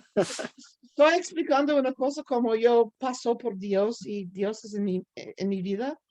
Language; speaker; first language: Spanish; non-native, learner; English